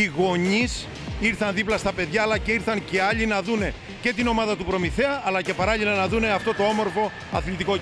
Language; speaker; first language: Greek; native; Greek